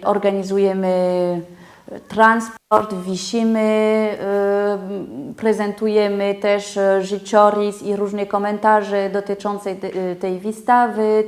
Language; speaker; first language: Polish; non-native, fluent; French